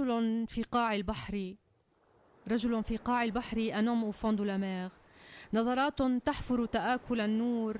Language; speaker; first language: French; non-native, fluent; Arabic